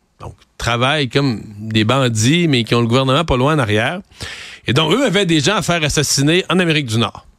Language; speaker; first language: French; native; French